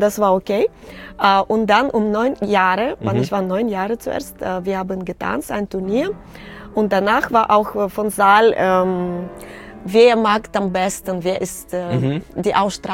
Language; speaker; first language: German; non-native, learner; Russian